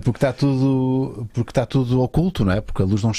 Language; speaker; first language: Portuguese; native; Portuguese